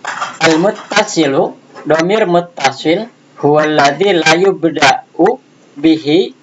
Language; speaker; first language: Arabic; non-native, fluent; Indonesian